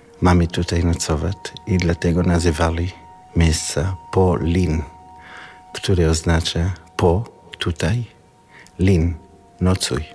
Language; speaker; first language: Polish; non-native, learner; Hebrew